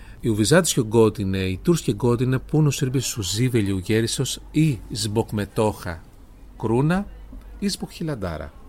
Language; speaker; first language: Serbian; non-native, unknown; Greek